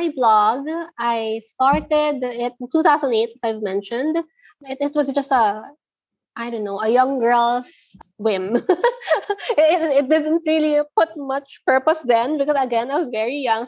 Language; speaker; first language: English; non-native, local second language; Filipino